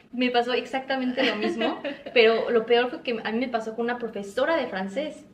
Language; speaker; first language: Spanish; native; Spanish